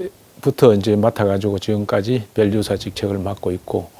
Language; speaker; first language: Korean; native; Korean